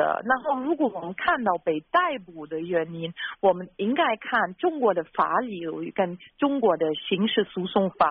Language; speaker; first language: Chinese; non-native, fluent; German